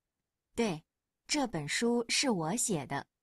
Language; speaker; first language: Chinese; non-native, learner; Vietnamese